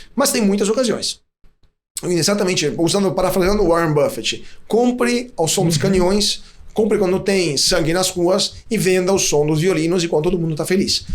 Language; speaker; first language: Portuguese; non-native, fluent; Italian